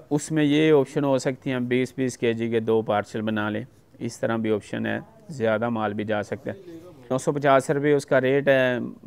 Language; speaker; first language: Urdu; non-native, local second language; Punjabi